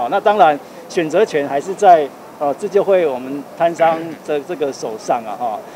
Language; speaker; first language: Chinese; native; Chinese